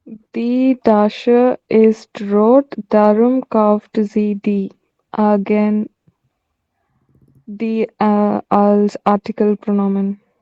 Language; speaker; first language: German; non-native, learner; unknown